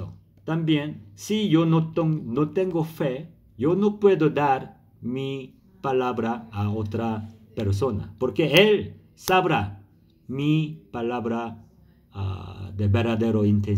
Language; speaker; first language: Spanish; non-native, learner; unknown